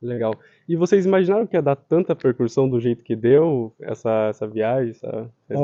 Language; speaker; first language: Portuguese; native; Portuguese